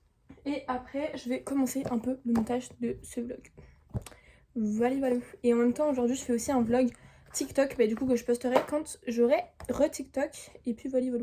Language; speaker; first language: French; native; French